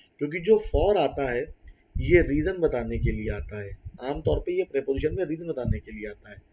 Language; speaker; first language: Hindi; native; Hindi